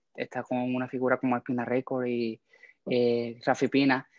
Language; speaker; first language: Spanish; native; Spanish